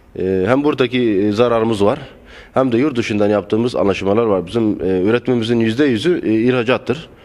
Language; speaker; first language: Turkish; non-native, local second language; Arabic